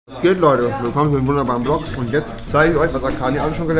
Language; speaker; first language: German; native; German